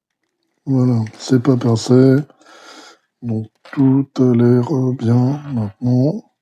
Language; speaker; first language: French; native; French